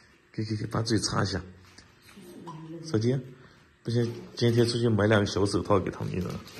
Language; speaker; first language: Chinese; native; Chinese